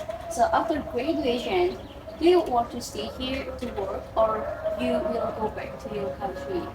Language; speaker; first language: English; non-native, learner; Indonesian